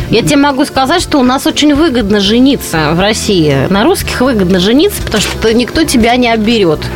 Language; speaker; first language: Russian; native; Russian